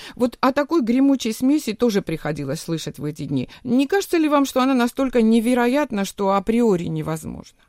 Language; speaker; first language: Russian; non-native, local second language; Georgian